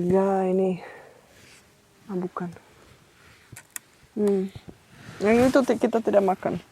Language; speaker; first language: Indonesian; non-native, fluent; Czech